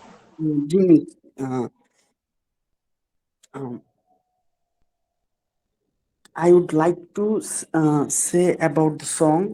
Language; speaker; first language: English; non-native, learner; Bangla